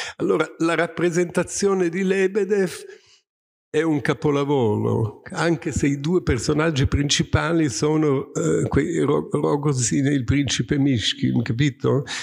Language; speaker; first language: Italian; native; Italian